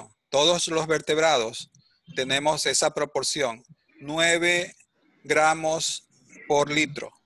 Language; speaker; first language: Portuguese; non-native, learner; Spanish